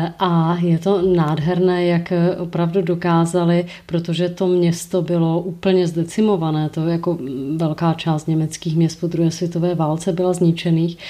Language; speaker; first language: Czech; native; Czech